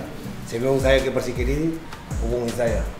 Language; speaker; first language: Indonesian; non-native, learner; Spanish